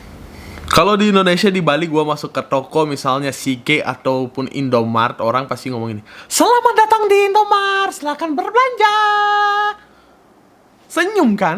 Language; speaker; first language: Indonesian; non-native, fluent; Russian